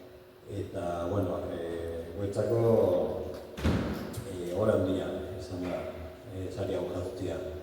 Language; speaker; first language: Basque; non-native, learner; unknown